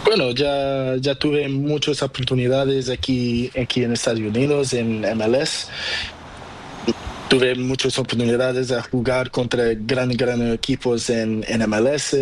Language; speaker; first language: Spanish; non-native, learner; Portuguese